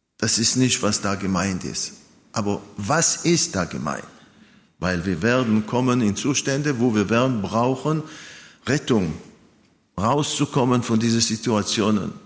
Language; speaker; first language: German; non-native, fluent; Hebrew